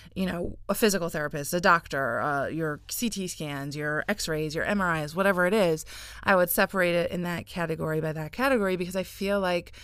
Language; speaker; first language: English; native; English